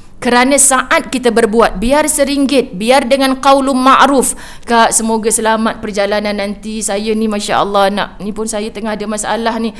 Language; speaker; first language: Malay; native; Malay